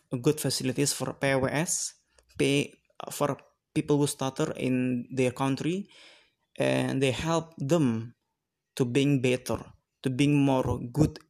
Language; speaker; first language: English; non-native, learner; Indonesian